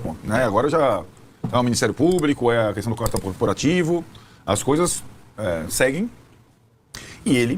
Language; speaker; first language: Portuguese; native; Portuguese